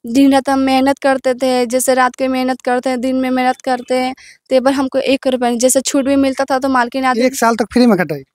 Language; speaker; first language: Hindi; native; Hindi